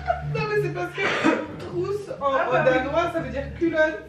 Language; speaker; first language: French; native; French